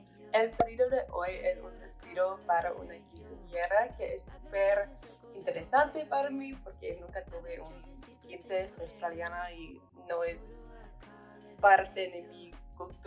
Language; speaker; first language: Spanish; non-native, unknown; English